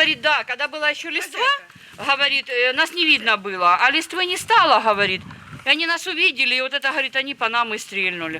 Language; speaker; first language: Russian; native; Russian